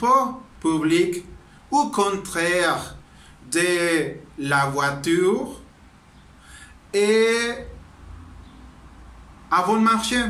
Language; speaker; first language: French; non-native, learner; Spanish